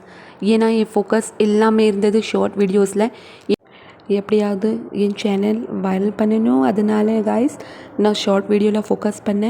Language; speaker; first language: Tamil; non-native, local second language; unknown